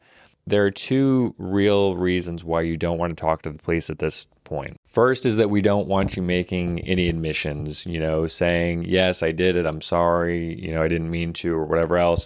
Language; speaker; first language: English; native; English